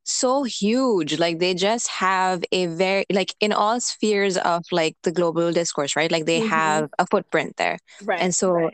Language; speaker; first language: English; non-native, local second language; Urdu